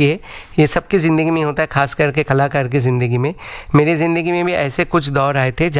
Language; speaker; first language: Hindi; non-native, local second language; Bangla